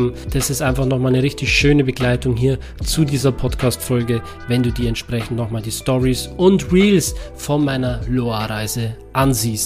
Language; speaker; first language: German; native; German